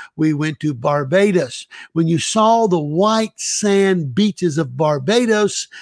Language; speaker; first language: English; native; English